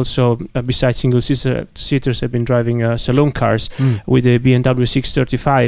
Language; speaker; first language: English; non-native, fluent; Italian